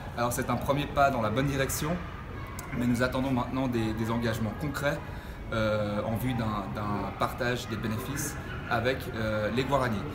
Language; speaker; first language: French; native; French